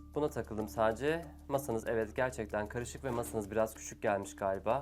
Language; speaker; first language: Turkish; native; Turkish